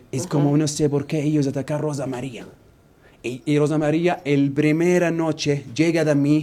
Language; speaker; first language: Spanish; non-native, learner; Arabic